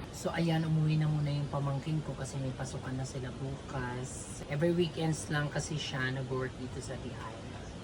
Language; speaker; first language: Filipino; non-native, local second language; Waray